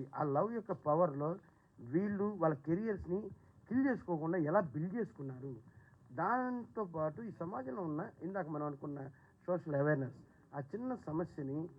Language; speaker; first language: Telugu; native; Telugu